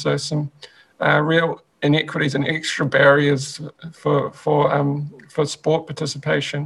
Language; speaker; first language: English; native; English